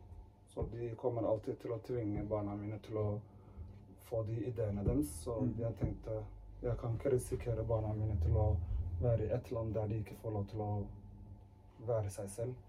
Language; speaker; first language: Norwegian; early bilingual, other home language; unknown